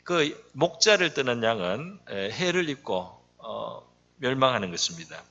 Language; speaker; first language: Korean; native; Korean